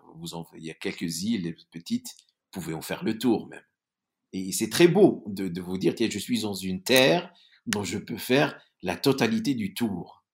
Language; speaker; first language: French; non-native, local second language; Arabic